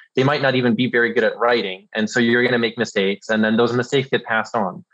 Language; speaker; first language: English; early bilingual, other home language; German